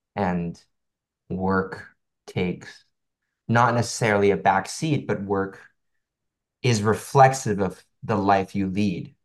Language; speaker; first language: English; non-native, local second language; Cantonese